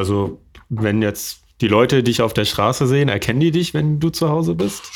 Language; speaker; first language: German; native; German